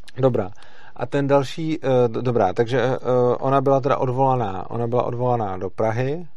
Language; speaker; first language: Czech; native; Czech